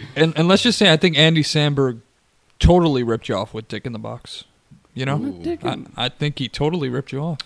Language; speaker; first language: English; native; English